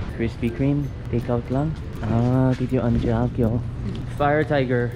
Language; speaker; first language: English; native; English